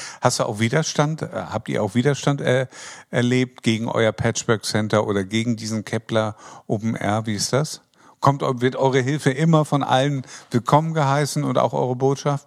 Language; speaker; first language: German; native; German